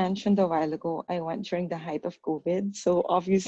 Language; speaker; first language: English; non-native, local second language; Filipino